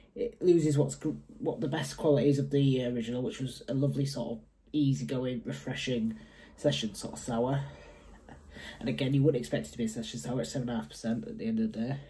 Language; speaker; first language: English; native; English